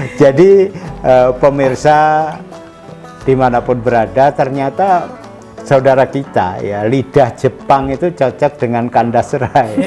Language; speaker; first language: Indonesian; native; Indonesian